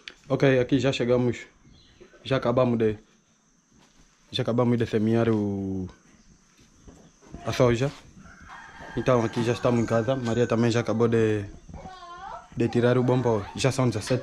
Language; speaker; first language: Portuguese; non-native, fluent; Vietnamese